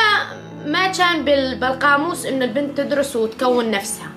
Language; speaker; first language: Arabic; native; Arabic